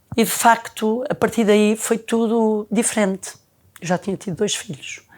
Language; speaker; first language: Portuguese; native; Portuguese